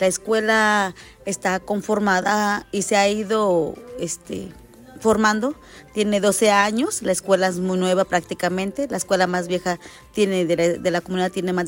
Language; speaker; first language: Spanish; native; Spanish